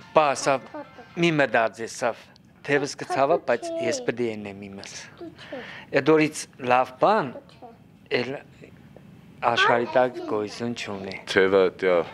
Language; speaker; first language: Armenian; native; Armenian